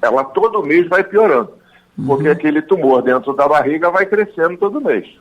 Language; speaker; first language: Portuguese; native; Portuguese